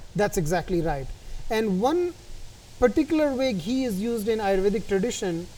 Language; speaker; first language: English; non-native, local second language; Hindi